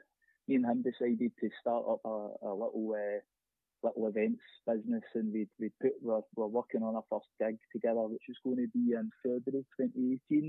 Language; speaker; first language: English; native; English